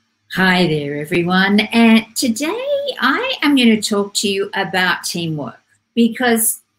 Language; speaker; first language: English; native; English